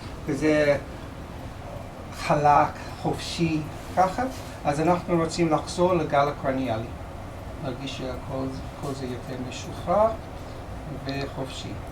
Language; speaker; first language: Hebrew; non-native, fluent; English